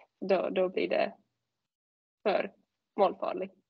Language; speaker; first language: Swedish; non-native, fluent; Czech